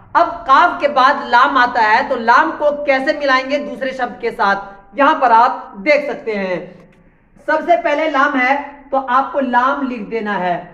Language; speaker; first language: Hindi; native; Hindi